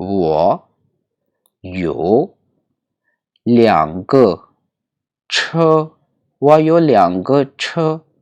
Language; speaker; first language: Chinese; non-native, learner; Urdu